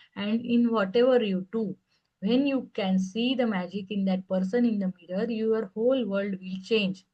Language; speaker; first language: English; non-native, local second language; Marathi